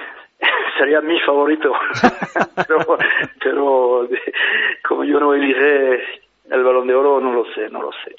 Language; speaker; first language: Spanish; non-native, fluent; French